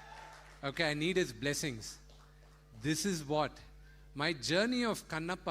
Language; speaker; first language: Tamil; non-native, local second language; Telugu